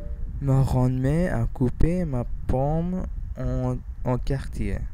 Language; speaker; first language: French; non-native, learner; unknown